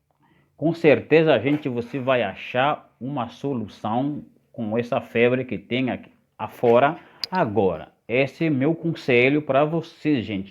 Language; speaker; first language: Portuguese; non-native, fluent; Haitian Creole